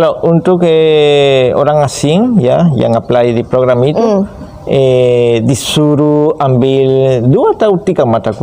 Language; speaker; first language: Indonesian; non-native, fluent; Spanish